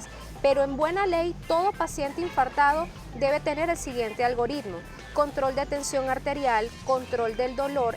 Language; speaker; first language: Spanish; native; Spanish